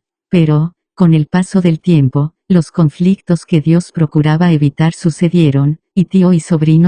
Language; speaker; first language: Spanish; native; Spanish